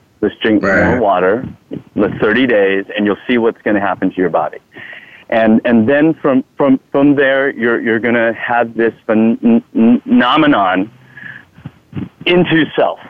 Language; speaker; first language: English; non-native, fluent; Thai